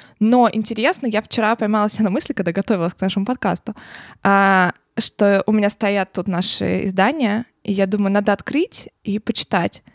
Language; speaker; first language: Russian; native; Russian